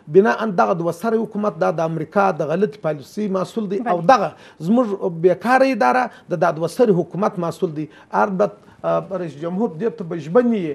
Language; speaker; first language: Pashto; native; Pashto